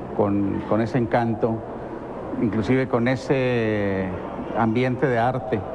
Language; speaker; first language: Spanish; native; Spanish